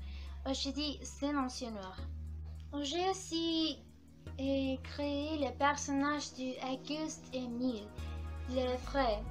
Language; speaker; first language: French; non-native, learner; Spanish